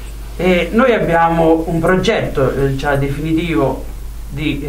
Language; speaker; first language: Italian; native; Italian